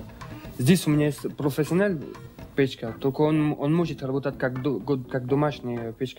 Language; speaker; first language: Russian; non-native, learner; French